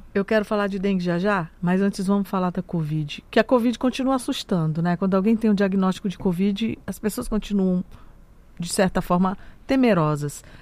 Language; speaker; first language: Portuguese; native; Portuguese